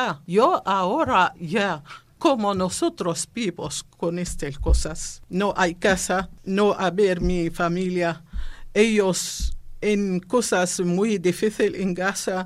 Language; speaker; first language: Spanish; non-native, learner; Arabic